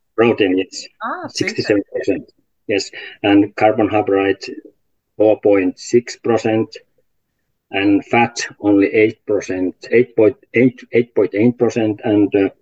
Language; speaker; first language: English; non-native, learner; Finnish